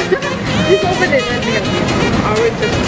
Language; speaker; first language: English; non-native, learner; Korean